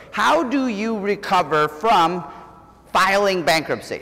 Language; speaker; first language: English; native; English